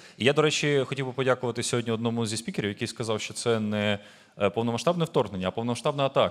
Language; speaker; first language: Ukrainian; native; Ukrainian